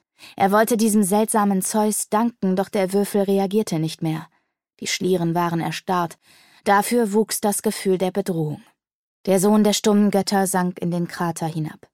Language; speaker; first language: German; native; German